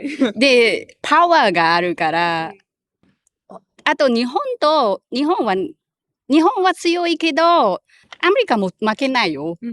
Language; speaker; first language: Japanese; non-native, learner; Khmer